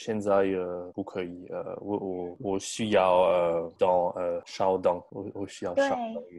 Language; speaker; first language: Chinese; non-native, learner; French